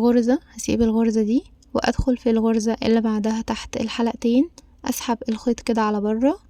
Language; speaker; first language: Arabic; native; Arabic